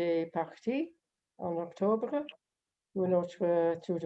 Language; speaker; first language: French; non-native, learner; English